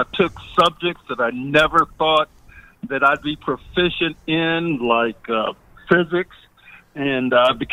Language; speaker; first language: English; native; English